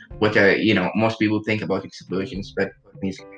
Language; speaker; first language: English; non-native, fluent; Arabic